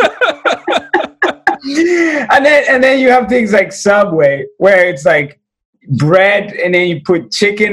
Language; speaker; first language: English; non-native, local second language; Ganda